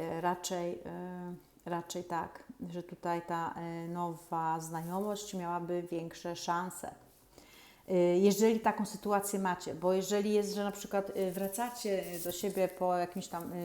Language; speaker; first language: Polish; native; Polish